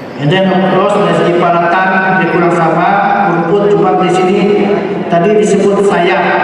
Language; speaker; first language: Malay; non-native, local second language; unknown